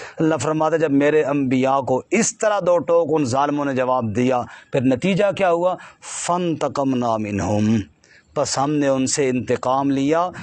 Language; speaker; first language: Urdu; non-native, local second language; Punjabi